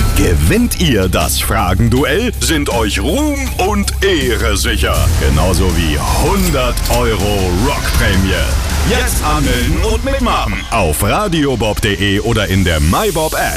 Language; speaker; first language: German; native; German